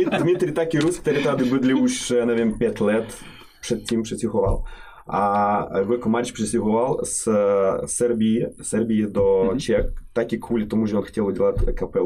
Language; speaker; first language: Czech; non-native, fluent; Russian